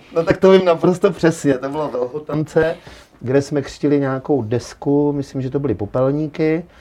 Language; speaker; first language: Czech; native; Czech